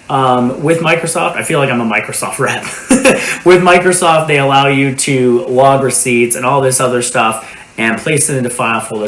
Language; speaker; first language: English; native; English